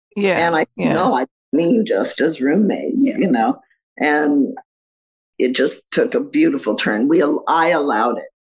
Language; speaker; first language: English; native; English